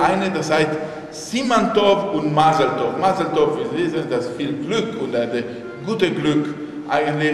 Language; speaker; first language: German; non-native, fluent; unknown